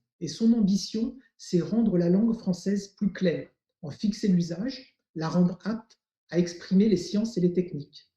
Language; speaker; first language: French; native; French